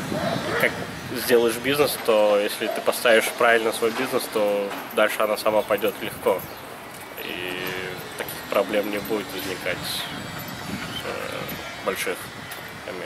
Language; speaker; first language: Russian; non-native, local second language; Uzbek